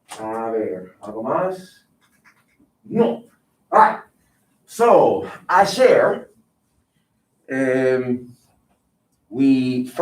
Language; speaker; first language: Spanish; non-native, fluent; English